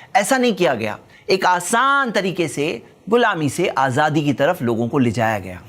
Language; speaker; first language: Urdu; native; Urdu